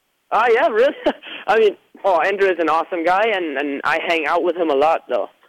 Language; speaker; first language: English; non-native, fluent; German